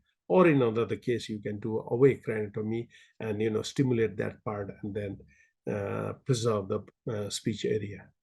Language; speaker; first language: English; non-native, local second language; Nepali